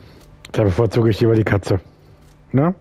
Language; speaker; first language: German; native; German